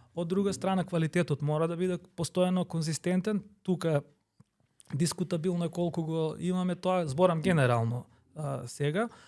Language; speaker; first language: Macedonian; native; Macedonian